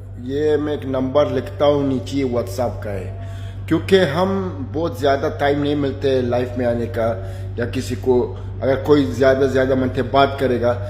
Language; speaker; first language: Hindi; non-native, learner; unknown